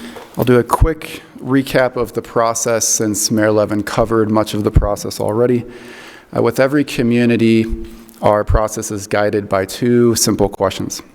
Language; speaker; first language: English; native; English